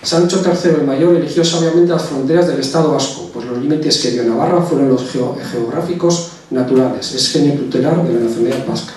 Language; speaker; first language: Spanish; non-native, local second language; Basque